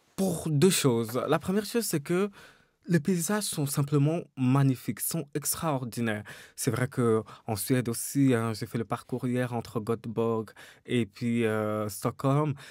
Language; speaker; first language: French; native; French